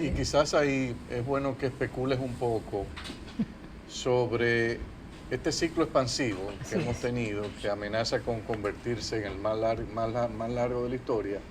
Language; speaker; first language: Spanish; native; Spanish